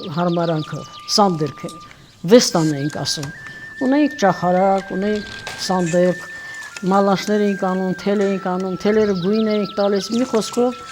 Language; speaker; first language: Armenian; native; Armenian